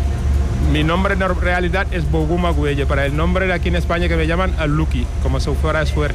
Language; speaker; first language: Spanish; non-native, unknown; Wolof